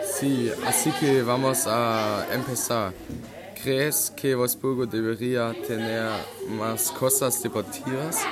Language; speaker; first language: Spanish; non-native, learner; German